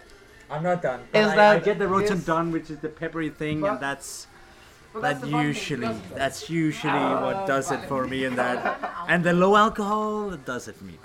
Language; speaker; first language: English; non-native, fluent; Danish